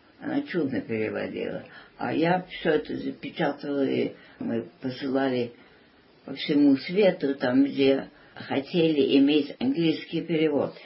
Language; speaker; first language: Russian; early bilingual, heritage; Russian